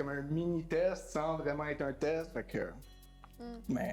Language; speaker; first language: French; native; French